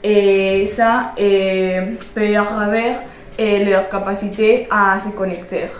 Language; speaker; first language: French; non-native, learner; Spanish